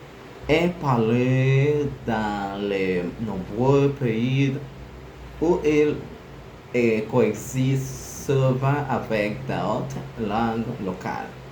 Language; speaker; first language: French; non-native, learner; Spanish